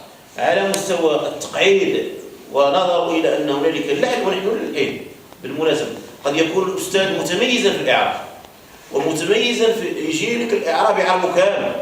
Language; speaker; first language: Arabic; native; Arabic